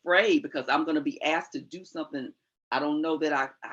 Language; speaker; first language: English; native; English